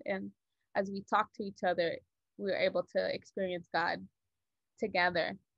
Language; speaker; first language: English; native; English